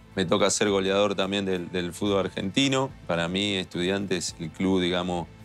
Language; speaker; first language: Spanish; native; Spanish